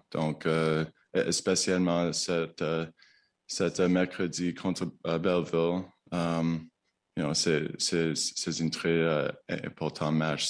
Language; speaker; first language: French; non-native, learner; English